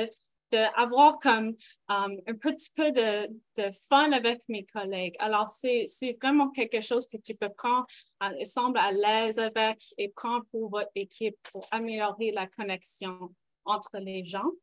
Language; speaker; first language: French; non-native, local second language; English